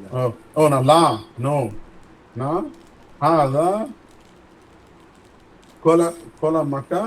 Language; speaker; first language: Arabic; non-native, learner; Bangla